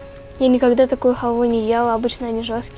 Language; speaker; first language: Russian; native; Russian